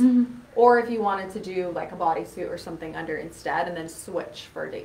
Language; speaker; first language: English; native; English